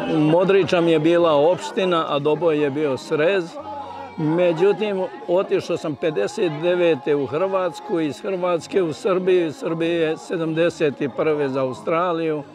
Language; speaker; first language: Serbian; native; Serbian